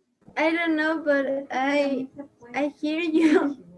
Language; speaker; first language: English; non-native, learner; Spanish